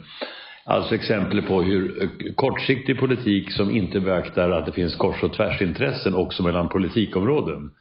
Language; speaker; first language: Swedish; native; Swedish